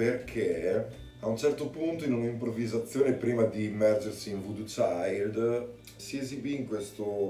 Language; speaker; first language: Italian; native; Italian